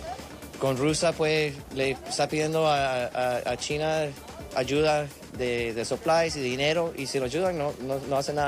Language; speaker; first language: Spanish; early bilingual, heritage; Spanish